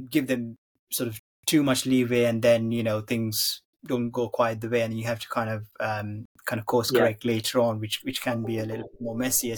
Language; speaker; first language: English; non-native, local second language; Sinhala